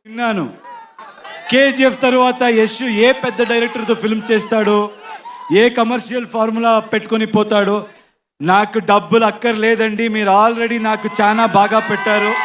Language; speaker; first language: Telugu; non-native, local second language; Kannada